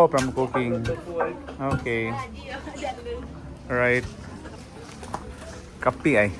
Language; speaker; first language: English; non-native, local second language; Cebuano